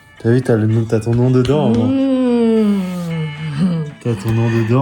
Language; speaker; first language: French; early bilingual, other home language; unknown